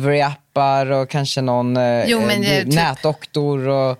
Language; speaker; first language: Swedish; native; Swedish